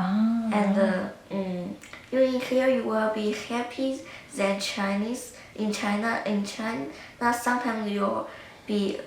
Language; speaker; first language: English; non-native, learner; Chinese